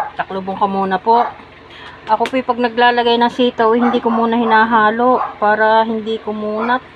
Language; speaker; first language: Filipino; native; Filipino